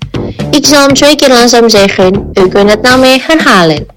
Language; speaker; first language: Dutch; non-native, learner; Indonesian